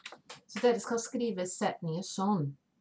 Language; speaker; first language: Norwegian; non-native, fluent; Spanish